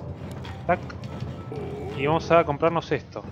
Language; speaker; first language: Spanish; native; Spanish